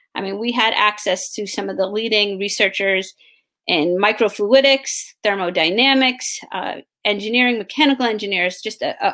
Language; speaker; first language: English; native; English